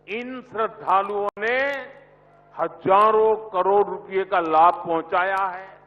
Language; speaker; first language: Hindi; non-native, local second language; Gujarati